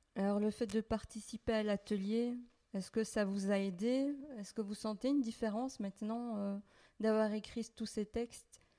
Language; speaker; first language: French; native; French